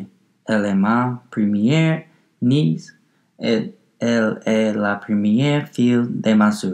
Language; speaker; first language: French; non-native, learner; English